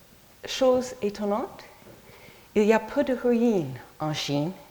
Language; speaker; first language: French; non-native, fluent; English